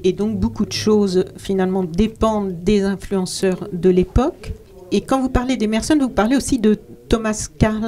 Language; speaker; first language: French; native; French